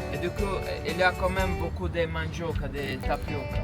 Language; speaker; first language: French; non-native, fluent; Italian